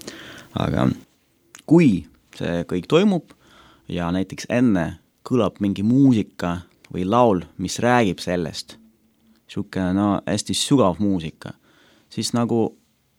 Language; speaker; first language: Estonian; non-native, local second language; Russian